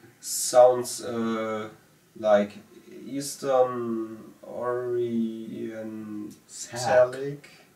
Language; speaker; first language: English; non-native, fluent; German